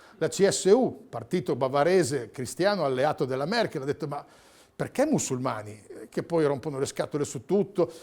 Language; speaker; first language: Italian; native; Italian